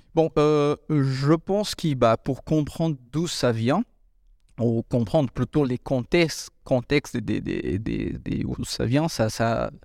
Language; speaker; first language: French; non-native, fluent; Portuguese